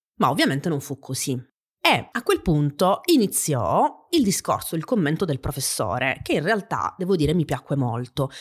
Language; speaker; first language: Italian; native; Italian